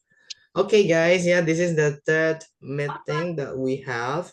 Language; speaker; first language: English; non-native, fluent; Indonesian